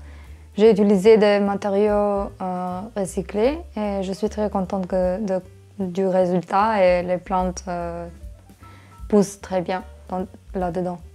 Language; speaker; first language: French; non-native, fluent; English